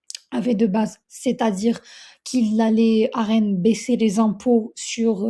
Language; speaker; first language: French; native; French